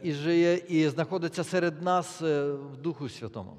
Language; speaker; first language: Polish; non-native, learner; Ukrainian